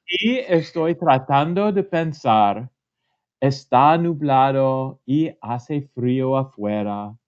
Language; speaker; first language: Spanish; non-native, learner; English